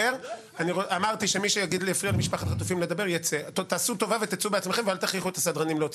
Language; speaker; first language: Hebrew; native; Hebrew